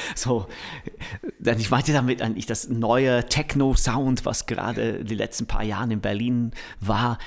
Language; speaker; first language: German; non-native, fluent; English